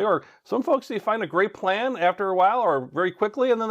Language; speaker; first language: English; native; English